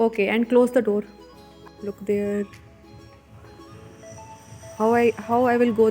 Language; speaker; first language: English; non-native, local second language; Hindi